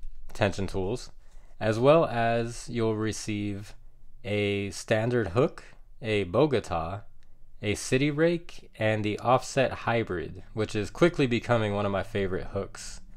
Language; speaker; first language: English; native; English